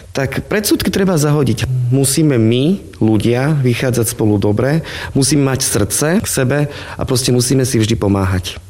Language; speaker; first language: Slovak; non-native, local second language; Romany